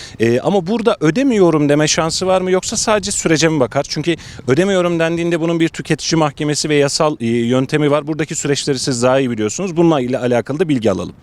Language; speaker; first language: Turkish; native; Turkish